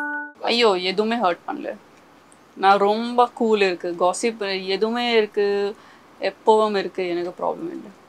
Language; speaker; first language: Tamil; non-native, learner; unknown